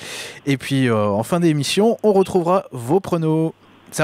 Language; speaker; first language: French; native; French